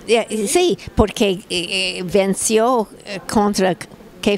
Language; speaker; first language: Spanish; non-native, fluent; English